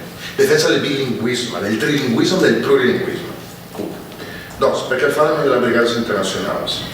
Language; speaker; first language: Catalan; non-native, fluent; Italian